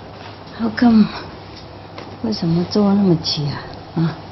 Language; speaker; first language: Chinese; non-native, fluent; Vietnamese